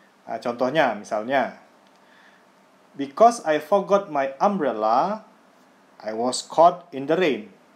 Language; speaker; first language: English; non-native, fluent; Indonesian